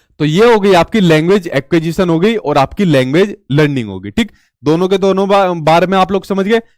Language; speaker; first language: Hindi; native; Hindi